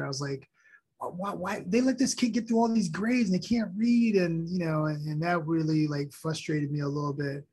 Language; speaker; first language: English; early bilingual, other home language; Haitian Creole